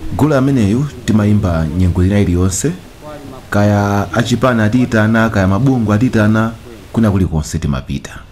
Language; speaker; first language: Nyanja; non-native, local second language; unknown